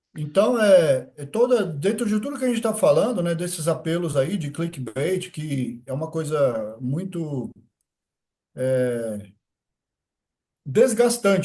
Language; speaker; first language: Portuguese; native; Portuguese